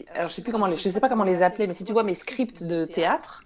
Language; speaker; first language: French; native; French